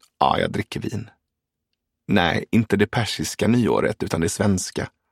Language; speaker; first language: Swedish; early bilingual, other home language; Persian